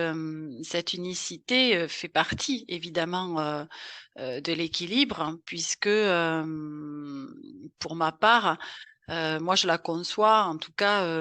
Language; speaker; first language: French; native; French